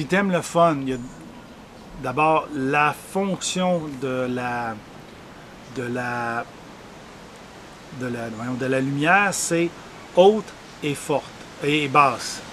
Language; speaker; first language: French; native; French